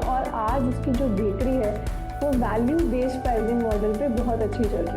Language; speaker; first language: Hindi; native; Hindi